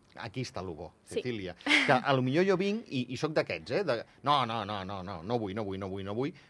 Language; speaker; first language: Catalan; native; Catalan